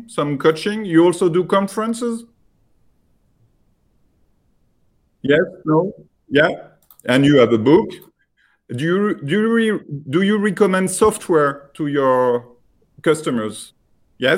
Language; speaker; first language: English; non-native, fluent; French